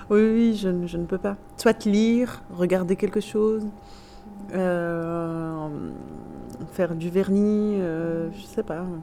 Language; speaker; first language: French; non-native, local second language; Arabic